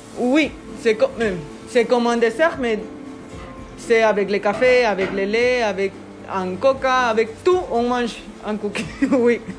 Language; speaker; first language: French; non-native, learner; Spanish